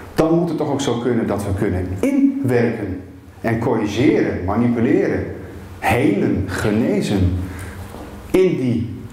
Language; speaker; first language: Dutch; native; Dutch